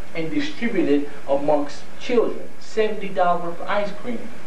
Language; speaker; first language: English; native; English